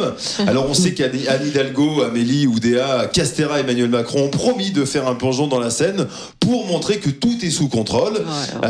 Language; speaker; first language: French; native; French